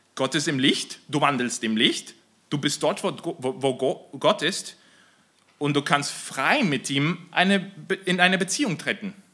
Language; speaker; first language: German; non-native, fluent; Spanish